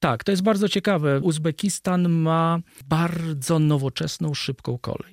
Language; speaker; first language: Polish; native; Polish